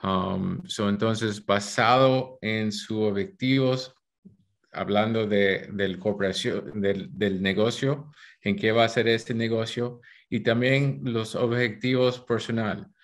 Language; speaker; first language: Spanish; early bilingual, heritage; Spanish